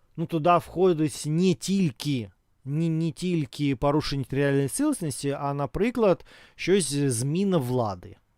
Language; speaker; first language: Ukrainian; non-native, local second language; Russian